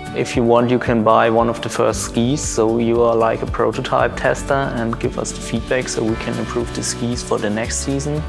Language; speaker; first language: English; non-native, fluent; German